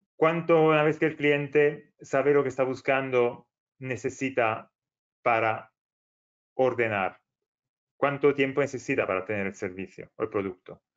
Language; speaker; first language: Spanish; non-native, fluent; Italian